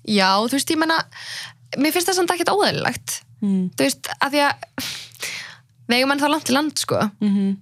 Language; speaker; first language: Icelandic; early bilingual, other home language; Central Kurdish